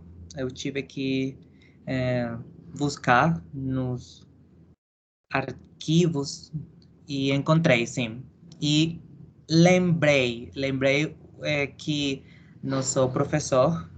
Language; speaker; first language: Portuguese; non-native, learner; Spanish